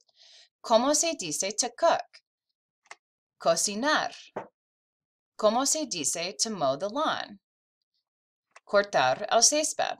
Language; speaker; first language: Spanish; non-native, fluent; English